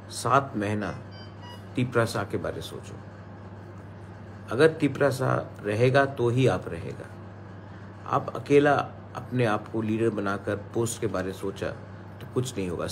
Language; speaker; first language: Hindi; non-native, local second language; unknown